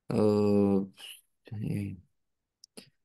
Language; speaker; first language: French; non-native, learner; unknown